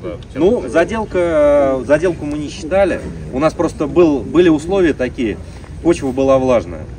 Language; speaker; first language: Russian; native; Russian